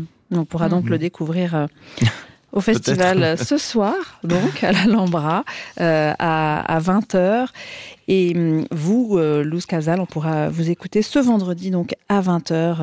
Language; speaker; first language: French; native; French